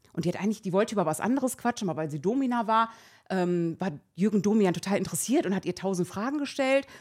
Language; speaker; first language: German; early bilingual, other home language; Persian